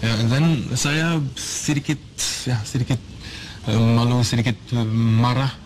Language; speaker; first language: Indonesian; non-native, learner; German